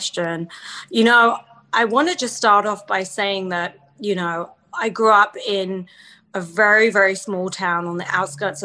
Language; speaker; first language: English; native; English